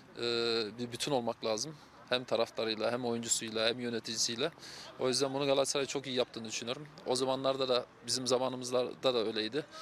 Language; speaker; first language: Turkish; early bilingual, heritage; Turkish